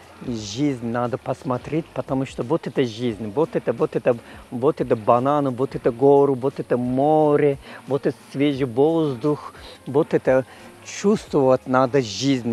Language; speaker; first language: Russian; non-native, learner; Turkish